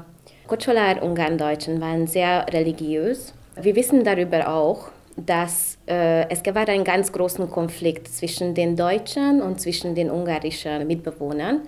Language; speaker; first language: German; non-native, local second language; Hungarian